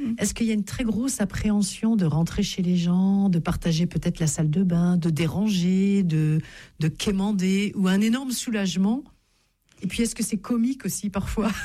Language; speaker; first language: French; native; French